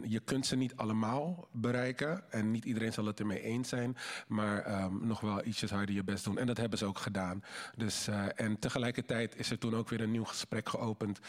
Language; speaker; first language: Dutch; native; Dutch